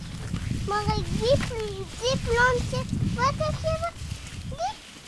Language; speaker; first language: Dutch; early bilingual, heritage; Dutch